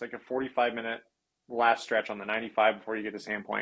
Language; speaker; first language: English; native; English